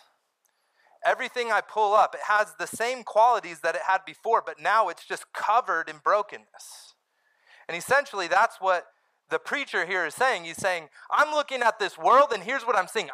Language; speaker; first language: English; native; English